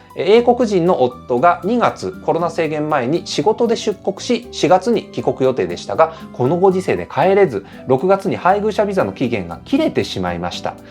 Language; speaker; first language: Japanese; native; Japanese